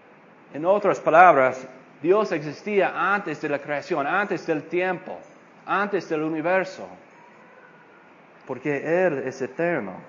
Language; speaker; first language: Spanish; non-native, fluent; English